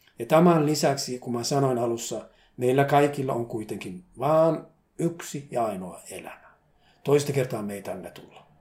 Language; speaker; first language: Finnish; non-native, fluent; Somali